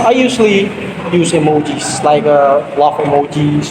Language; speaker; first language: English; non-native, learner; Indonesian